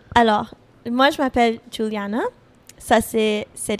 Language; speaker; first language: French; non-native, fluent; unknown